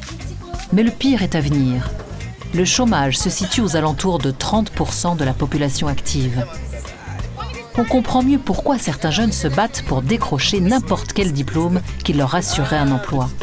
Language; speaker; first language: French; native; French